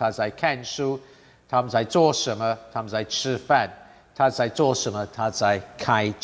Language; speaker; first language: Chinese; non-native, fluent; English